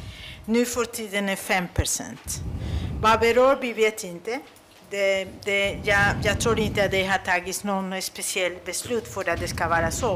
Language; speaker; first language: Swedish; non-native, fluent; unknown